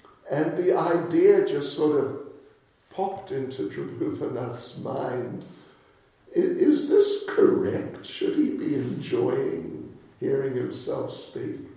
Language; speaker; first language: English; native; English